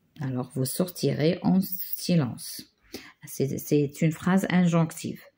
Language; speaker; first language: French; non-native, local second language; Arabic